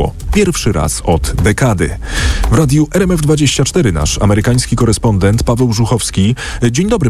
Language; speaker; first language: Polish; native; Polish